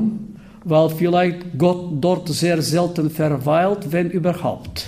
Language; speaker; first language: German; non-native, fluent; Bulgarian